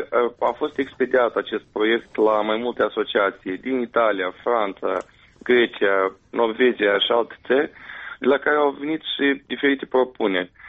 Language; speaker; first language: Romanian; native; Romanian